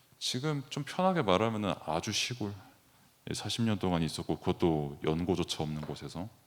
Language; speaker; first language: Korean; native; Korean